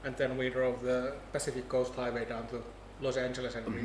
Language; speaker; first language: English; non-native, fluent; Finnish